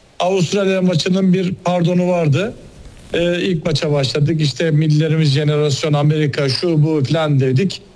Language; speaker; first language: Turkish; native; Turkish